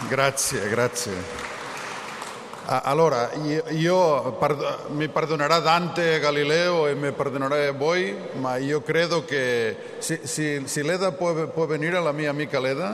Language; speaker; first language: Italian; non-native, learner; Catalan